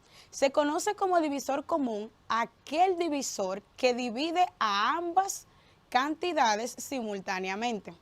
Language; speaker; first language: Spanish; native; Spanish